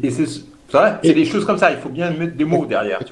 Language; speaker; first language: French; native; French